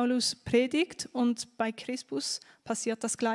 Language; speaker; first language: German; native; German